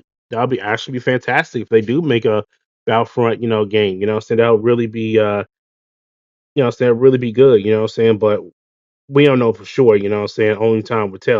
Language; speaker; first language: English; native; English